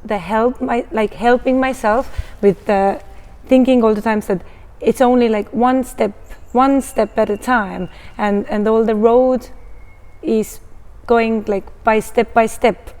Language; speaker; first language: English; non-native, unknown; Estonian